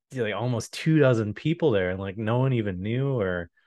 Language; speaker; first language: English; native; English